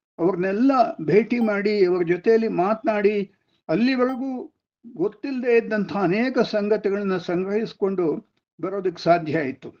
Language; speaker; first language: Kannada; non-native, local second language; Telugu